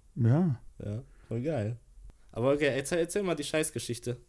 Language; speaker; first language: German; early bilingual, other home language; Polish